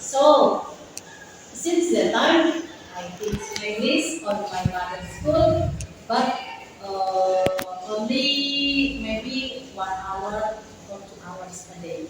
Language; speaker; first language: English; non-native, learner; Indonesian